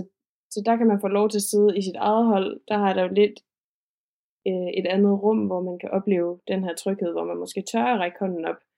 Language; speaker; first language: Danish; native; Danish